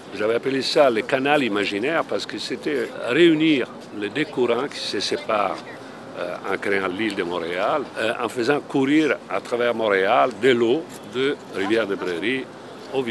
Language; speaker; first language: French; non-native, fluent; Italian